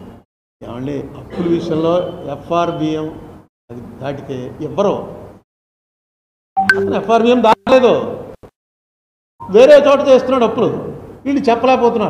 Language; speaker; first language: Telugu; native; Telugu